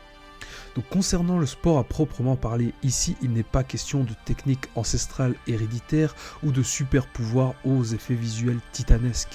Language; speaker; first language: French; native; French